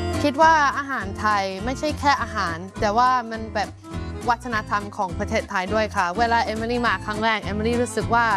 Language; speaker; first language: Thai; non-native, fluent; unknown